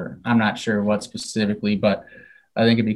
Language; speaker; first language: English; native; English